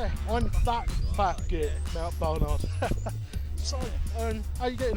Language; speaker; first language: English; native; English